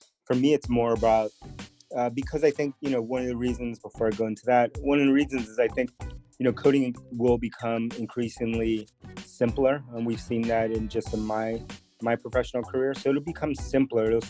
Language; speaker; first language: English; early bilingual, other home language; Spanish